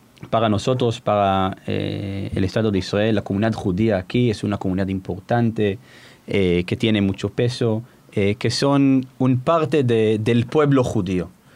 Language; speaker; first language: Spanish; non-native, fluent; Hebrew